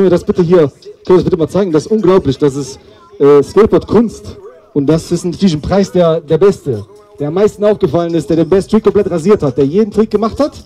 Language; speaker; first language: German; native; German